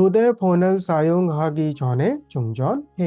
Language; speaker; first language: Korean; non-native, fluent; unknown